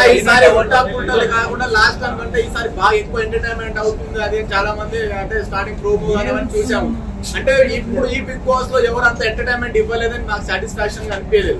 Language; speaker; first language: Telugu; native; Telugu